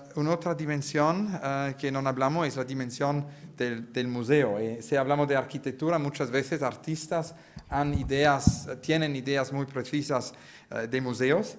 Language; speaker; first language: Spanish; non-native, learner; Italian